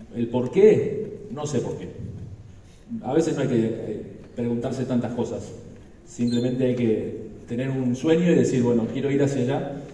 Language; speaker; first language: Spanish; native; Spanish